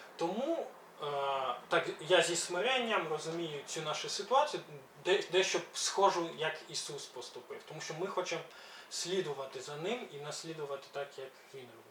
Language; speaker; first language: Ukrainian; early bilingual, other home language; Belarusian